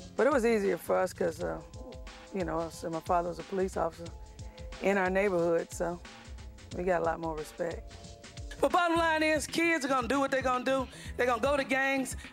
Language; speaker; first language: English; native; English